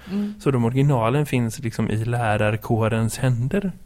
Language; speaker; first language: Swedish; native; Swedish